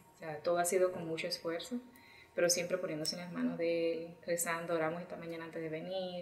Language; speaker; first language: Spanish; early bilingual, heritage; Spanish